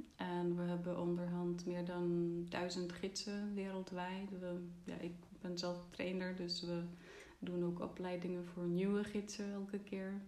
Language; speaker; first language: Dutch; non-native, fluent; Czech